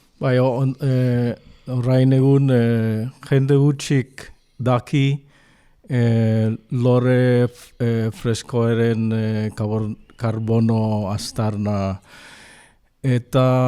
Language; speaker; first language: Basque; non-native, learner; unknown